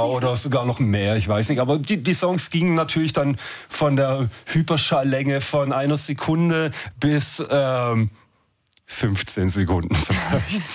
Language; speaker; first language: German; native; German